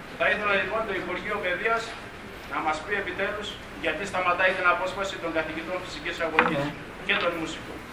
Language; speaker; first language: Greek; native; Greek